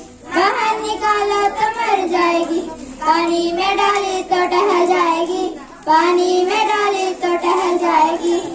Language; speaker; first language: Hindi; non-native, local second language; Telugu